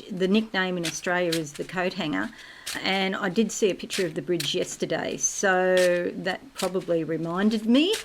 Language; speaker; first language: English; native; English